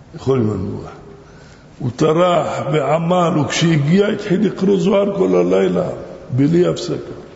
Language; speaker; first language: Hebrew; non-native, fluent; Arabic